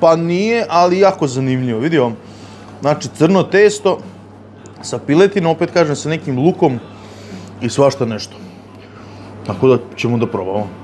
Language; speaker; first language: Bosnian; native; Bosnian